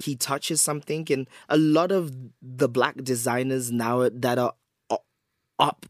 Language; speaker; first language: English; native; English